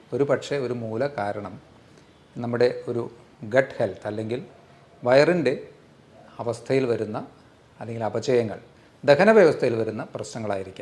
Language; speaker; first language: Malayalam; native; Malayalam